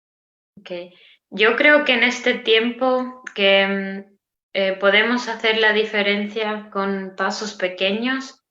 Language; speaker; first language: Spanish; non-native, learner; Romanian